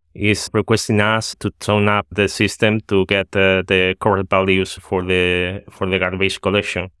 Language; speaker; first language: English; non-native, fluent; Spanish